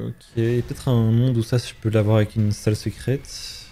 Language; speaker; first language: French; native; French